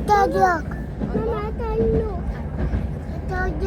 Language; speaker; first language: Russian; early bilingual, other home language; Uzbek